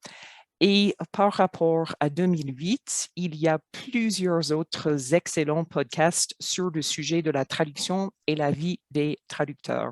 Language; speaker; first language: French; non-native, fluent; English